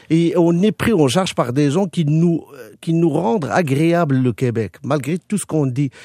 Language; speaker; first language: French; non-native, local second language; Arabic